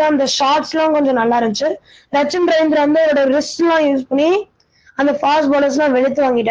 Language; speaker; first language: Tamil; native; Tamil